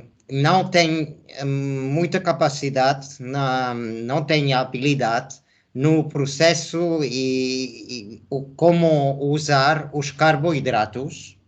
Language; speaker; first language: Portuguese; non-native, fluent; Spanish